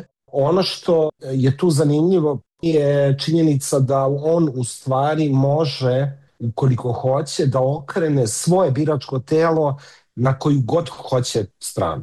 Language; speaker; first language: Serbian; native; Serbian